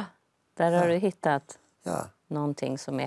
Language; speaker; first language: Swedish; native; Swedish